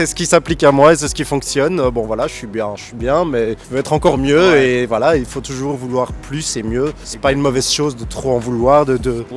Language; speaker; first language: French; native; French